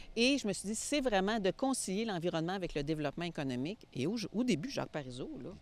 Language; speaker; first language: French; native; French